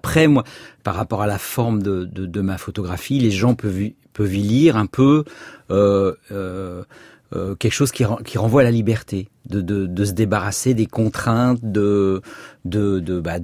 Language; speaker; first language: French; native; French